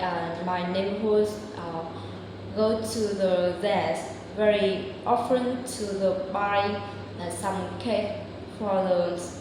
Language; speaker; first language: English; non-native, learner; Vietnamese